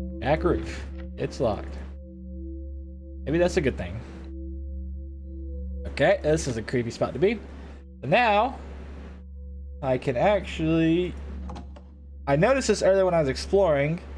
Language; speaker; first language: English; native; English